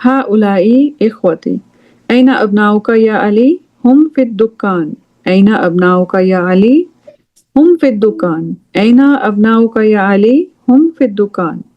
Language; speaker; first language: Arabic; non-native, fluent; English